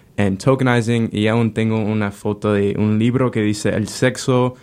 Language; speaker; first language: Spanish; non-native, fluent; English